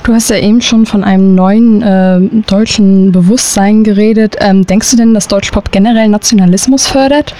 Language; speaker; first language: German; native; German